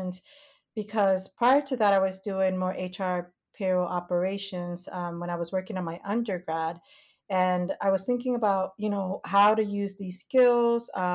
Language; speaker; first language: English; native; English